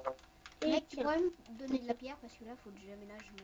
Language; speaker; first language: French; native; French